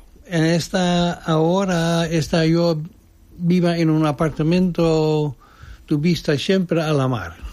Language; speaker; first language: Spanish; non-native, learner; Dutch